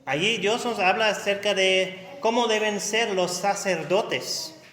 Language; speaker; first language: Spanish; non-native, fluent; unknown